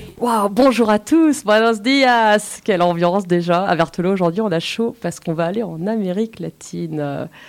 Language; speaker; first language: French; native; French